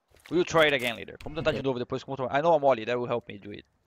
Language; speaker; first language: English; non-native, fluent; Portuguese